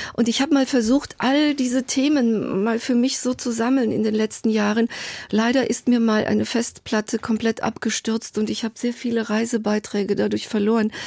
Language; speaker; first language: German; early bilingual, other home language; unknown